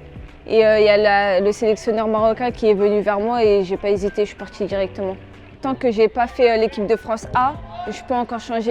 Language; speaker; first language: French; early bilingual, other home language; Arabic